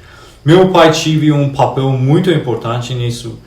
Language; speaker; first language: Portuguese; non-native, fluent; Persian